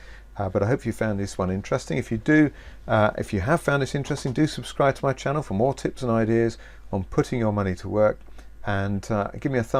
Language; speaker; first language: English; native; English